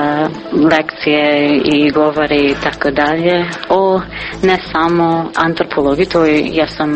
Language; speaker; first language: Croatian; non-native, learner; English